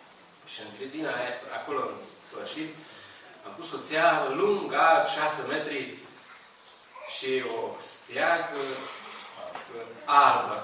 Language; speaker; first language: Romanian; non-native, learner; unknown